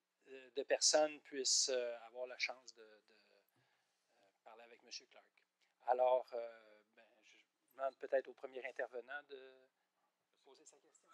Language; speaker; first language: French; native; French